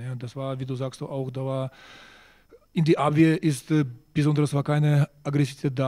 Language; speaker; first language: German; non-native, fluent; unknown